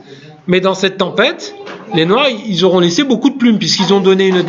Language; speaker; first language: French; native; French